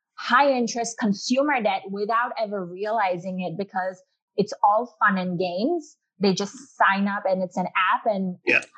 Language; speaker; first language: English; non-native, local second language; Urdu